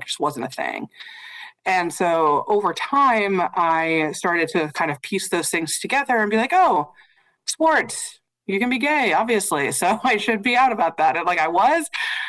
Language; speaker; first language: English; native; English